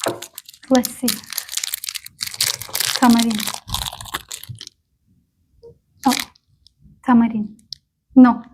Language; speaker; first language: English; non-native, learner; Turkish